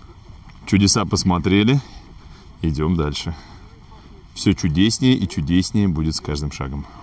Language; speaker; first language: Russian; native; Russian